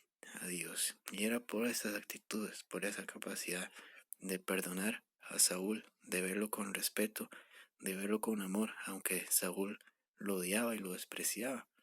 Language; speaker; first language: Spanish; native; Spanish